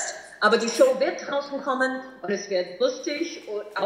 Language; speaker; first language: German; non-native, fluent; English